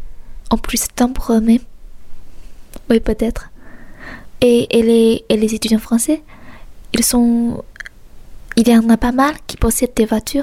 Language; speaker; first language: French; non-native, fluent; Chinese